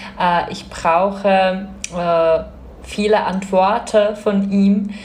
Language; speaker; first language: German; non-native, fluent; Czech